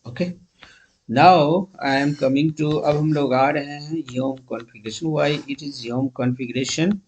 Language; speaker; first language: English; non-native, local second language; Hindi